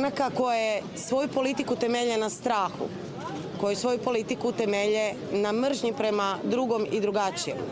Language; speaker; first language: Croatian; native; Croatian